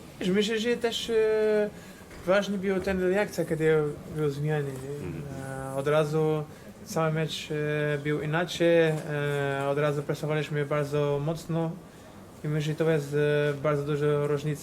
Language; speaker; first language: Polish; non-native, fluent; Portuguese